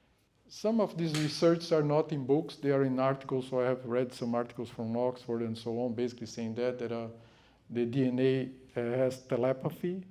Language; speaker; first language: English; non-native, fluent; Portuguese